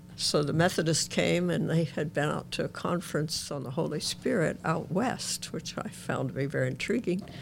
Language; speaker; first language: English; native; English